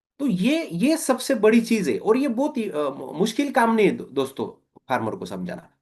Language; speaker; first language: Hindi; non-native, local second language; Marathi